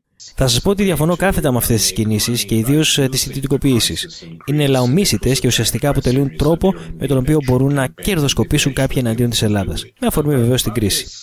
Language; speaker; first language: Greek; native; Greek